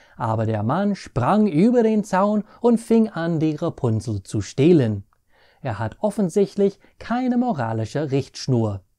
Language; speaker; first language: German; non-native, fluent; English